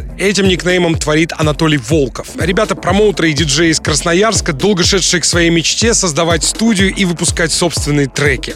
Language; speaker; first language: Russian; native; Russian